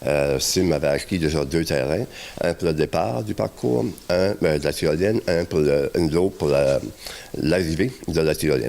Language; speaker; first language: French; native; French